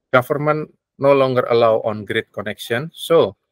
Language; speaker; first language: English; non-native, learner; Indonesian